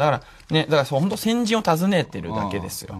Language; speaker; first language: Japanese; native; Japanese